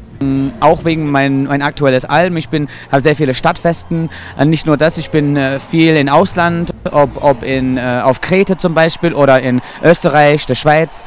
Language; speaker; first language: German; non-native, fluent; English